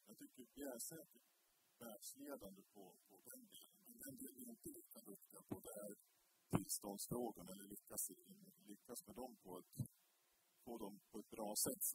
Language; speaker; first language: Swedish; native; Swedish